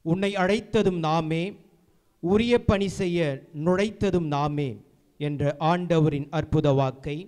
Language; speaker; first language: Tamil; native; Tamil